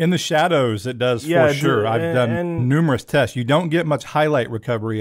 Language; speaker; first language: English; native; English